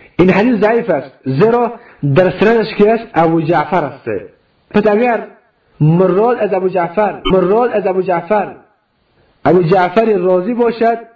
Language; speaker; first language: Persian; native; Persian